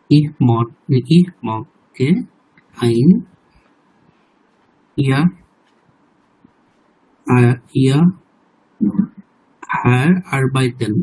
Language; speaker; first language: German; non-native, learner; Bangla